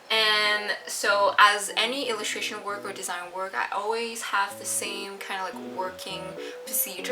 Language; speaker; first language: English; non-native, local second language; French